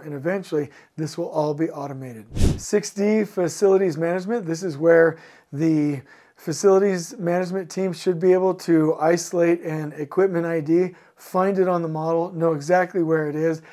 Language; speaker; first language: English; native; English